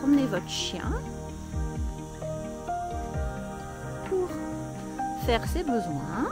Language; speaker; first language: French; native; French